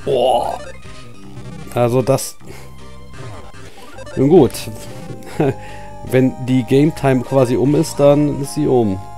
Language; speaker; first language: German; native; German